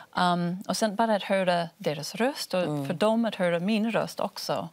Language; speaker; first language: Swedish; non-native, fluent; Spanish